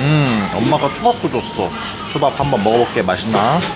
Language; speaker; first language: Korean; native; Korean